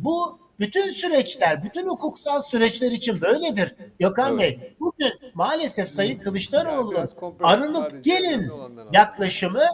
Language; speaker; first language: Turkish; native; Turkish